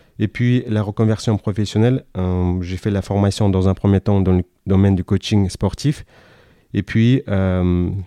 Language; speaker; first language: French; non-native, fluent; Kyrgyz